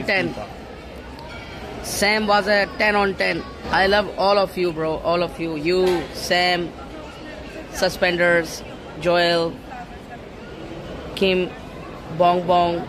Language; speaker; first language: English; non-native, learner; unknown